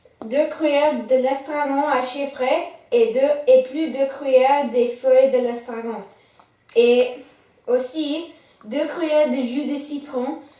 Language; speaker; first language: French; non-native, learner; English